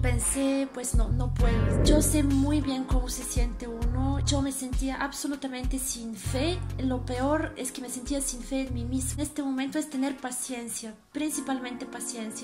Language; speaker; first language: Spanish; non-native, fluent; Bulgarian